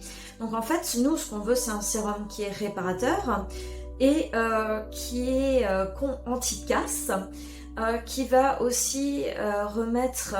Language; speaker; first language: French; native; French